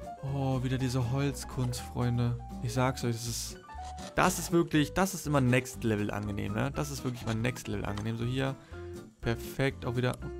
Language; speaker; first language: German; native; German